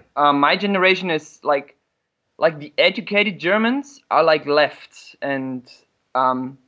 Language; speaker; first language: English; non-native, fluent; German